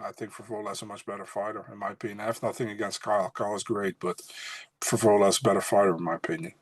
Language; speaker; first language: English; non-native, fluent; Dutch